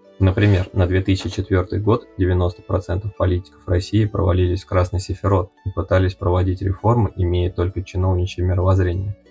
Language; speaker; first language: Russian; native; Russian